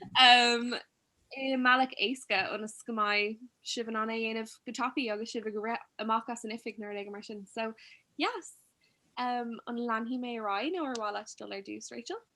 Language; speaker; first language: Irish; non-native, local second language; English